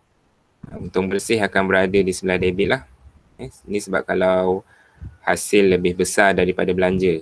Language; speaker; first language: Malay; native; Malay